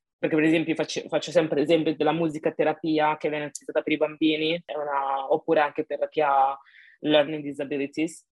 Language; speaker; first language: Italian; early bilingual, other home language; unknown